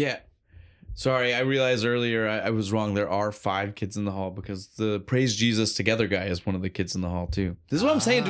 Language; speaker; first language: English; native; English